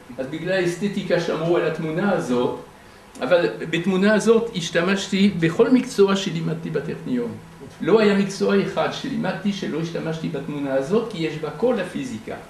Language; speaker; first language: Hebrew; non-native, fluent; French